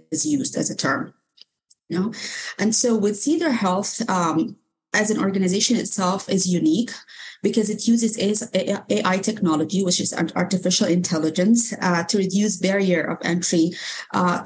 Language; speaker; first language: English; non-native, fluent; Arabic